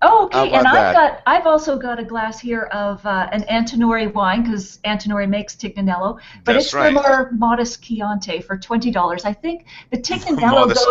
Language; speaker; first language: English; native; English